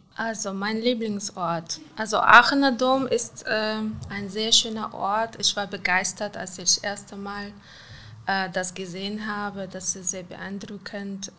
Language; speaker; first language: German; non-native, fluent; Romanian